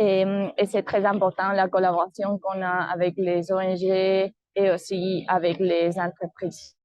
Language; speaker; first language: French; non-native, fluent; Spanish